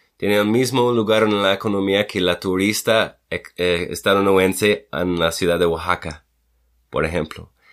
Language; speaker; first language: Spanish; non-native, fluent; English